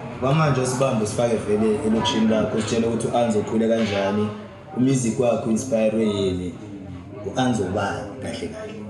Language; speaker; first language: Zulu; native; Zulu